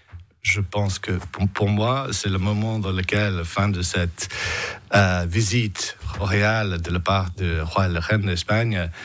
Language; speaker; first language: French; non-native, fluent; English